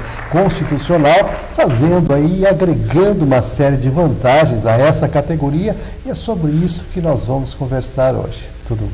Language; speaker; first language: Portuguese; native; Portuguese